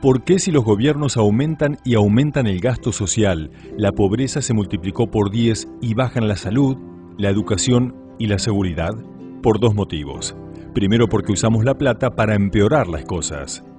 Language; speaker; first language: Spanish; native; Spanish